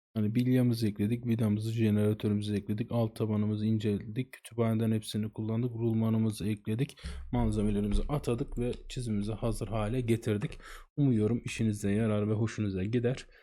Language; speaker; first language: Turkish; native; Turkish